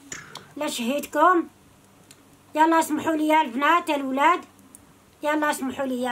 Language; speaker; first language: Arabic; non-native, local second language; Central Atlas Tamazight